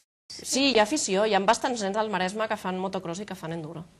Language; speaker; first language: Catalan; native; Catalan